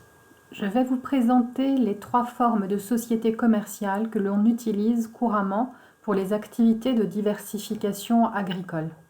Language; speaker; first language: French; native; French